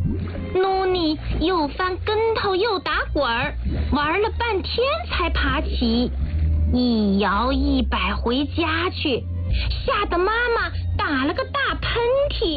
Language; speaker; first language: Chinese; native; Chinese